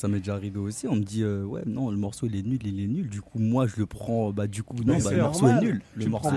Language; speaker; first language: French; native; French